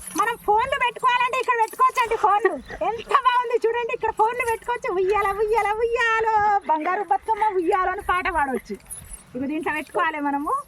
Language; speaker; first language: Telugu; non-native, local second language; Lambadi